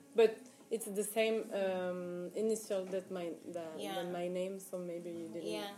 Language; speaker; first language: English; non-native, fluent; Arabic